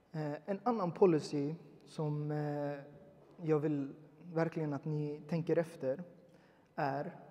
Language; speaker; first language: Swedish; early bilingual, other home language; Uyghur